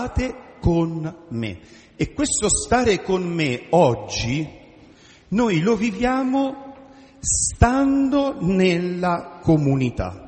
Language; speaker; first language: Italian; native; Italian